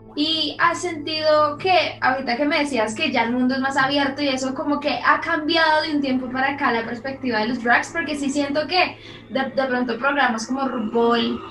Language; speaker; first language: Spanish; native; Spanish